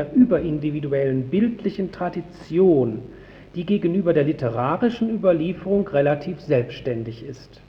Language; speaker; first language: German; native; German